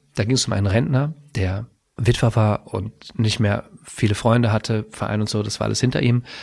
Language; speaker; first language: German; native; German